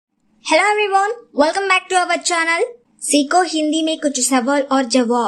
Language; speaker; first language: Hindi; non-native, local second language; Telugu